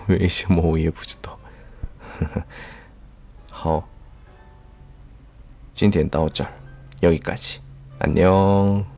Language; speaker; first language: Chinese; non-native, learner; Korean